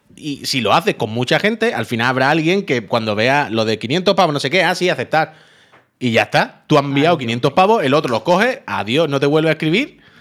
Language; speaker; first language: Spanish; native; Spanish